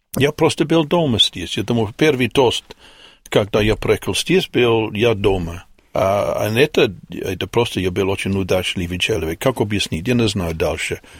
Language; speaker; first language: Russian; non-native, learner; English